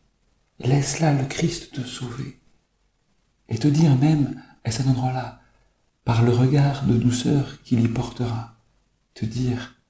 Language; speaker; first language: French; native; French